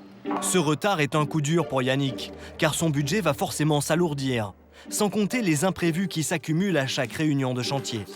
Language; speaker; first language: French; native; French